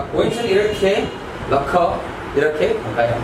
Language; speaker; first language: Korean; non-native, fluent; Nepali